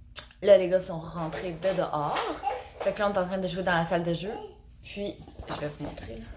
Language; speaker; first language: French; native; French